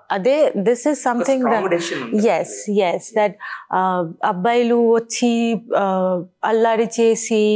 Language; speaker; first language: Telugu; non-native, learner; Bangla